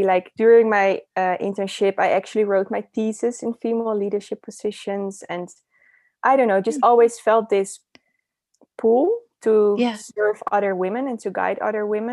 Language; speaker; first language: English; non-native, fluent; Dutch